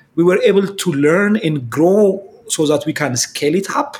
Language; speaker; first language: English; non-native, fluent; Amharic